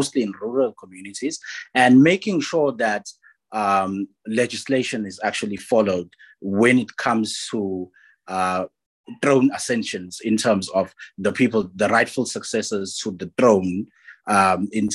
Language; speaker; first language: English; non-native, local second language; Zulu